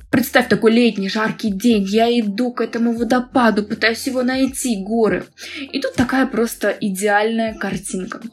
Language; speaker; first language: Russian; native; Russian